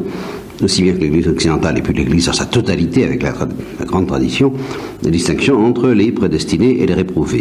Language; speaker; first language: French; native; French